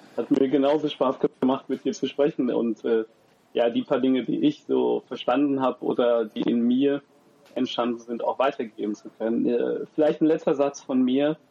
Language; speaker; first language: German; early bilingual, other home language; French